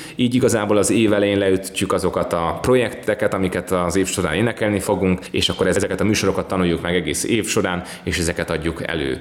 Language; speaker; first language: Hungarian; native; Hungarian